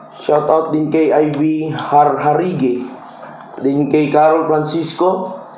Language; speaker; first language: Filipino; non-native, local second language; Cebuano